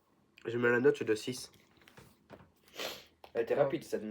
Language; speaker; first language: French; native; French